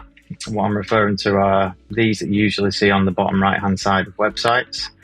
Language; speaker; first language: English; native; English